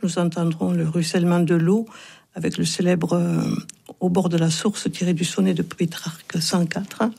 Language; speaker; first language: French; native; French